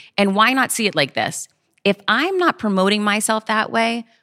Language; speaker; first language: English; native; English